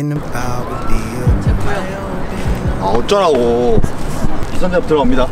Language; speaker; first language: Korean; native; Korean